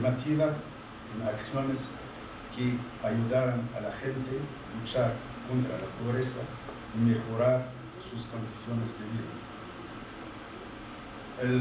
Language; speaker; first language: Spanish; non-native, fluent; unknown